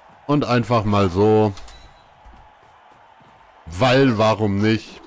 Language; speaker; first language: German; native; German